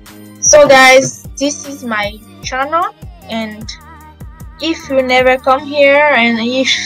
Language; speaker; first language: English; non-native, fluent; French